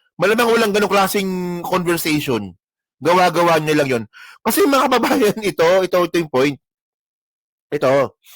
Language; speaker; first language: Filipino; non-native, local second language; Hiligaynon